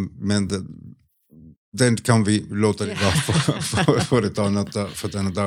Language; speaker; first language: Swedish; non-native, fluent; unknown